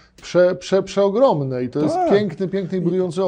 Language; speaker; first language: Polish; native; Polish